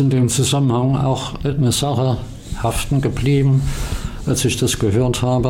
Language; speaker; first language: German; native; German